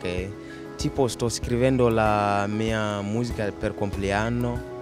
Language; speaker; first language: Italian; non-native, learner; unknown